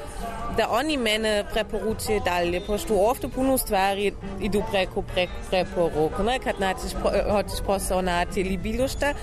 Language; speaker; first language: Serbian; non-native, learner; German